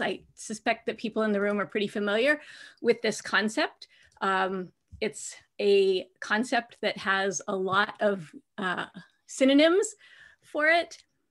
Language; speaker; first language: English; native; English